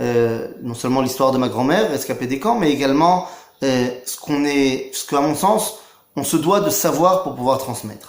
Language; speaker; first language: French; native; French